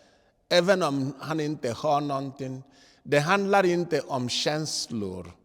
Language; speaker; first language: Swedish; non-native, fluent; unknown